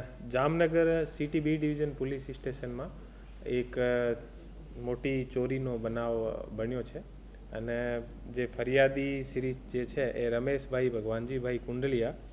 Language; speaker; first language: Gujarati; non-native, fluent; Hindi